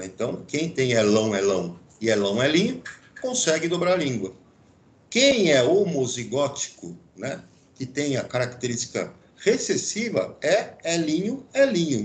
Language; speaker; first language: Portuguese; native; Portuguese